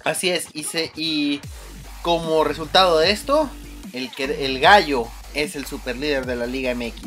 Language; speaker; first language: Spanish; native; Spanish